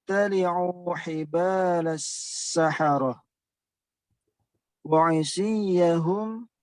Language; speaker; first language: Arabic; non-native, learner; Indonesian